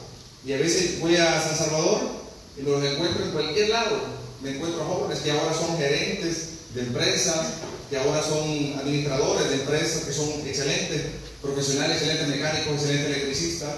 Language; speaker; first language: Spanish; native; Spanish